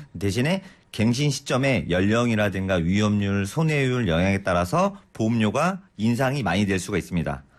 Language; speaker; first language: Korean; native; Korean